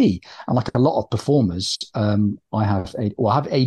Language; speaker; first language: English; native; English